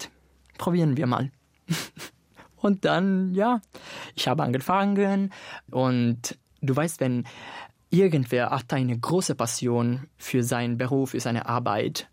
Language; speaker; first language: German; non-native, fluent; Italian